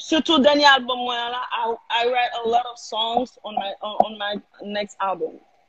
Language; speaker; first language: English; non-native, learner; Haitian Creole